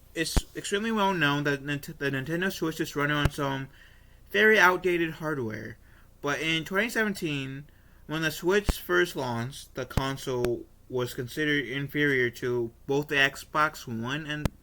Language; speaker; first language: English; native; English